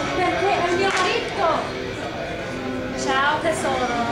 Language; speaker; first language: Italian; non-native, learner; English